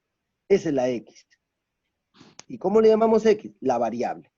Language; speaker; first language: Spanish; native; Spanish